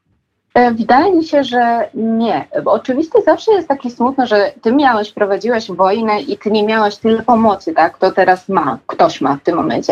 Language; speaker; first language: Polish; non-native, fluent; Georgian